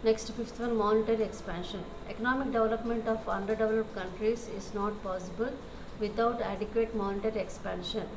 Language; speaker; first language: English; non-native, local second language; Telugu